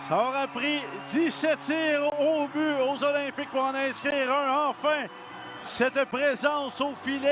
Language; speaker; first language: French; native; French